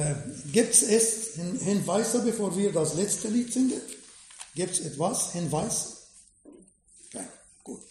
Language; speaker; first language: German; non-native, fluent; Arabic